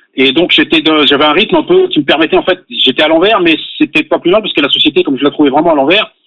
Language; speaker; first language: French; native; French